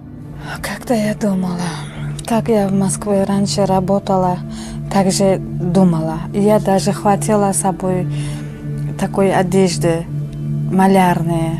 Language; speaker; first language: Russian; non-native, local second language; Uzbek